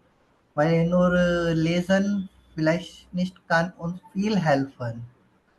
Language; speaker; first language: German; non-native, learner; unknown